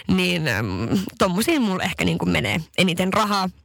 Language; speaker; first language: Finnish; early bilingual, heritage; Finnish